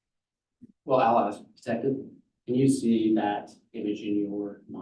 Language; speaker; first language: English; native; English